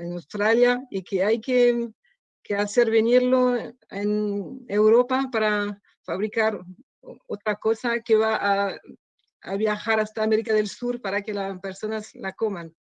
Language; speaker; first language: Spanish; non-native, learner; French